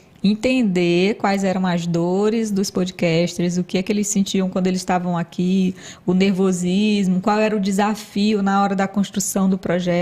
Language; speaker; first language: Portuguese; native; Portuguese